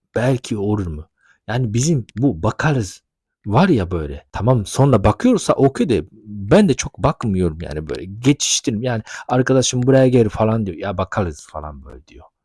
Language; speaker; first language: Turkish; non-native, fluent; Japanese